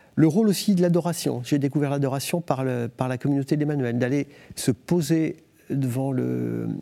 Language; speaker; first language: French; native; French